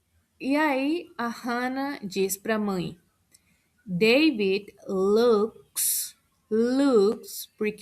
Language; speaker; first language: Portuguese; non-native, fluent; Spanish